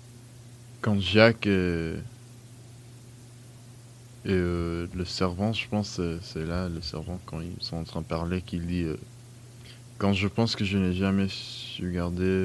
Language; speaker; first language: French; non-native, fluent; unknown